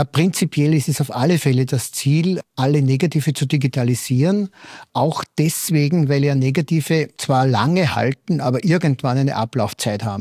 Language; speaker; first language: German; native; German